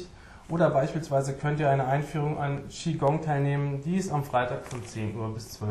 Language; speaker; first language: German; native; German